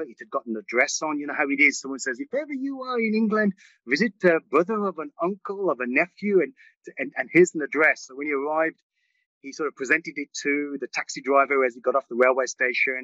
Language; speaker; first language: English; early bilingual, other home language; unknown